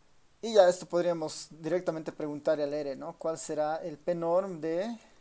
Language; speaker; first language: Spanish; native; Spanish